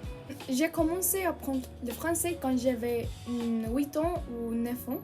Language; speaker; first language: French; non-native, learner; Spanish